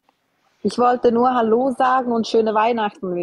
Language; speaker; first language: German; non-native, learner; Kurdish